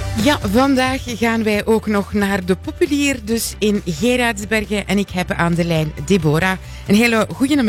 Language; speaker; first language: Dutch; native; Dutch